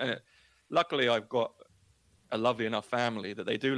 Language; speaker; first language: English; native; English